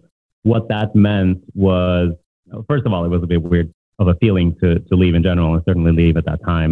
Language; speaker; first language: English; non-native, fluent; Norwegian